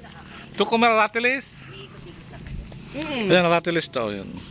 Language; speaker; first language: Filipino; native; Filipino